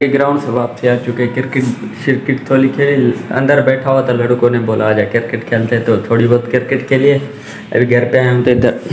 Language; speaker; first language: Urdu; non-native, local second language; Punjabi